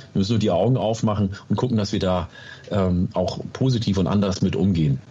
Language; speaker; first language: German; early bilingual, other home language; Oromo